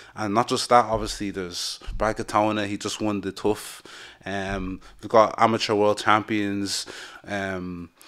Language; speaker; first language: English; native; English